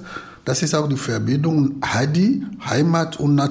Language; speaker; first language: German; non-native, learner; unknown